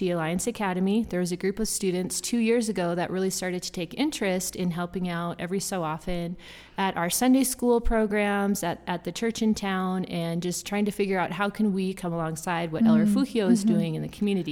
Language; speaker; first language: English; native; English